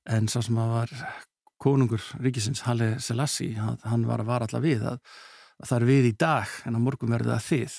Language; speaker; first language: Icelandic; early bilingual, heritage; Icelandic